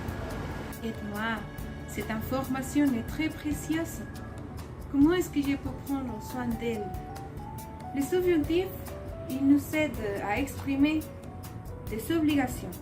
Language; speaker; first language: French; non-native, learner; Spanish